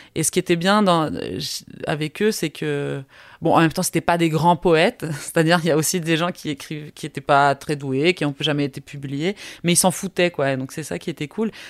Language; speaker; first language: French; early bilingual, heritage; Spanish